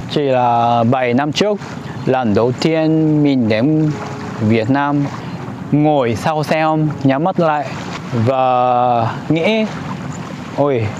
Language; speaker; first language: Vietnamese; non-native, fluent; Japanese